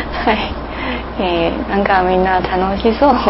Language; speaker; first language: Japanese; non-native, learner; English